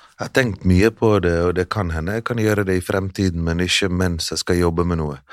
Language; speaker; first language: Norwegian; early bilingual, other home language; Bosnian